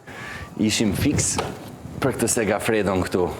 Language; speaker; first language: Albanian; native; Albanian